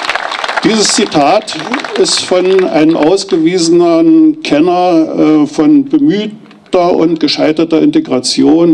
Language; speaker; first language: German; native; German